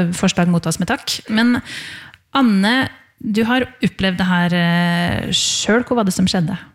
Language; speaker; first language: Norwegian; native; Norwegian